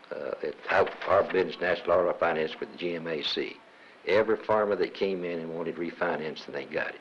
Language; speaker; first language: English; native; English